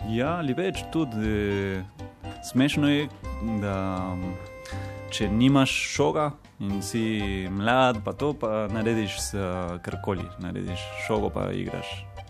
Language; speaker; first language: Slovenian; non-native, learner; Spanish